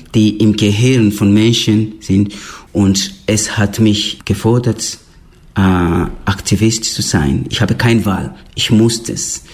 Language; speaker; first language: German; non-native, fluent; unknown